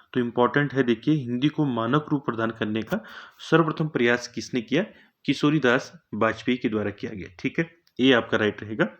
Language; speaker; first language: Hindi; native; Hindi